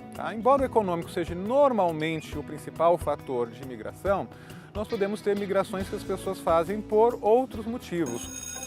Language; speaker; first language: Portuguese; native; Portuguese